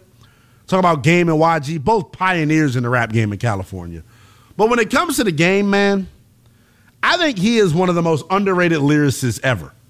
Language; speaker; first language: English; native; English